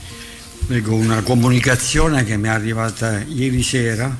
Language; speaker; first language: Italian; native; Italian